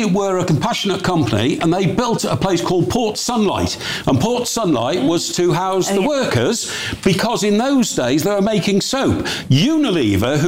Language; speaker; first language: English; native; English